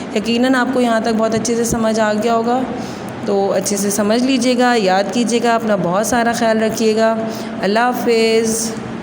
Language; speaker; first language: Urdu; non-native, local second language; Sindhi